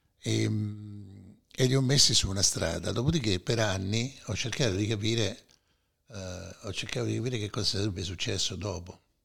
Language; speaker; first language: Italian; native; Italian